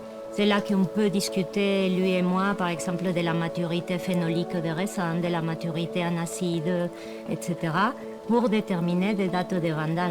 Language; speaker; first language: French; non-native, fluent; Spanish